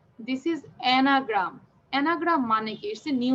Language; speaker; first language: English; non-native, fluent; Bangla